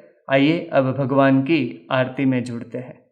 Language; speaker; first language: Hindi; native; Hindi